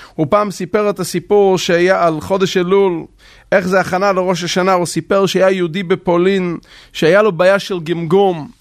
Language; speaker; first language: Hebrew; non-native, local second language; Yiddish